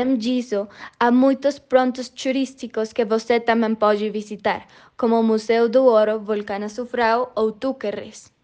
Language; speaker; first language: Portuguese; non-native, learner; Spanish